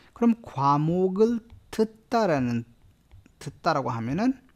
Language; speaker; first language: Korean; non-native, fluent; Hindi